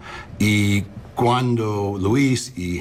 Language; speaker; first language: Spanish; non-native, learner; English